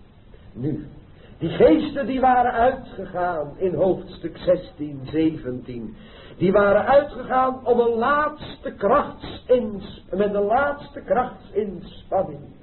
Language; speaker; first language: Dutch; native; Dutch